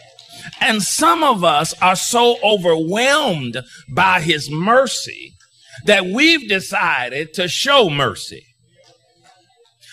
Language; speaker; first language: English; native; English